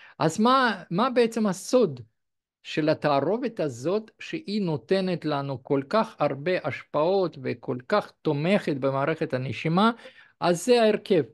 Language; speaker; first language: Hebrew; non-native, fluent; Russian